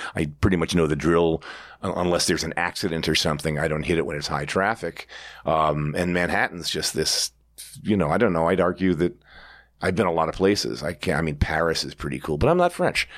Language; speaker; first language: English; native; English